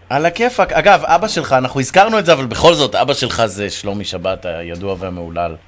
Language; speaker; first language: Hebrew; native; Hebrew